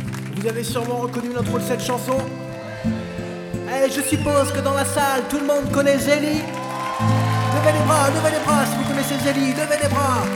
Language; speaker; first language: French; native; French